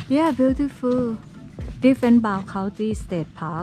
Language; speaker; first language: English; non-native, learner; Thai